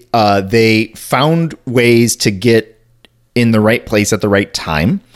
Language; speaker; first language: English; native; English